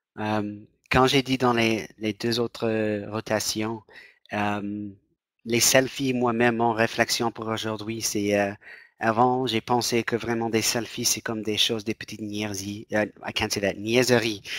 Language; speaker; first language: French; non-native, fluent; English